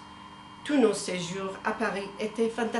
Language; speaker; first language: French; non-native, learner; English